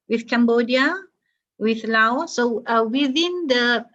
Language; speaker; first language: English; non-native, local second language; Malay